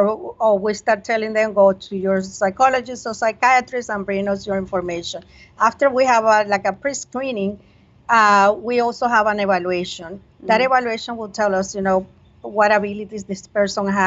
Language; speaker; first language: English; non-native, fluent; Spanish